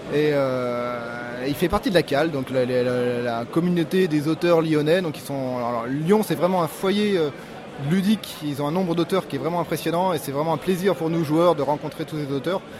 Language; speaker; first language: French; native; French